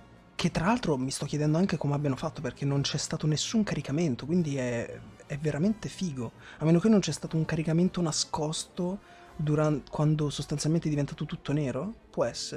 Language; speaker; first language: Italian; native; Italian